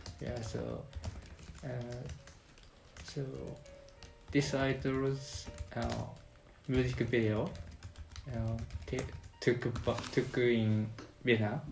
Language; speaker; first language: English; non-native, learner; Japanese